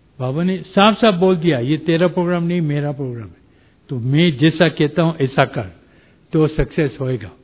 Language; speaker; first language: Hindi; non-native, fluent; Gujarati